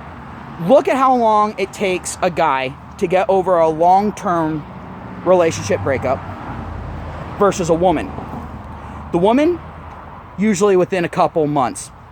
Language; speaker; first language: English; native; English